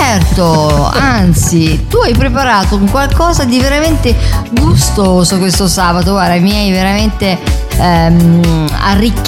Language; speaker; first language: Italian; native; Italian